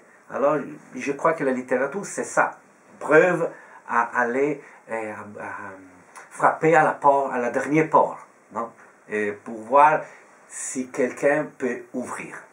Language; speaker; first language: French; non-native, fluent; Italian